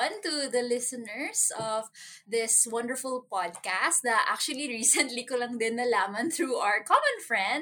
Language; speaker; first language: English; non-native, local second language; Cebuano